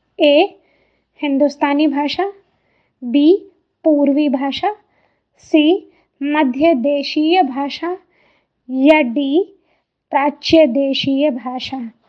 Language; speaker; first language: Hindi; native; Hindi